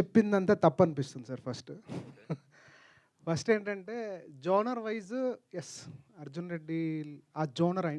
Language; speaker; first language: Telugu; native; Telugu